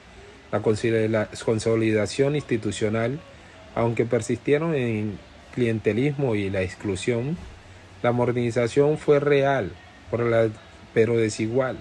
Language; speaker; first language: Spanish; native; Spanish